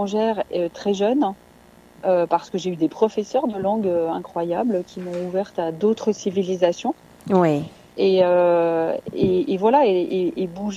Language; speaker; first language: French; native; French